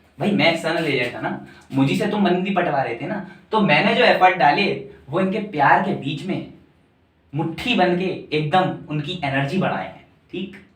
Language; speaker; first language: Hindi; native; Hindi